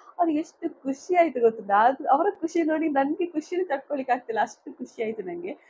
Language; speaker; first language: Kannada; non-native, local second language; Tulu